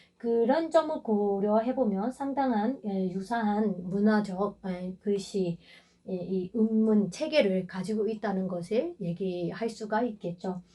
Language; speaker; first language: Korean; non-native, fluent; Burmese